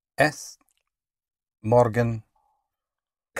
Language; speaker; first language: German; non-native, learner; English